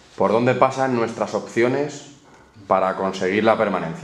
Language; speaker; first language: Spanish; native; Spanish